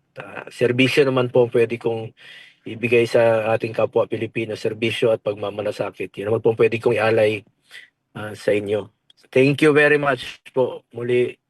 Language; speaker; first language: Filipino; non-native, local second language; Cebuano